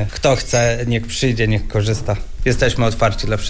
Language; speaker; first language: Polish; native; Polish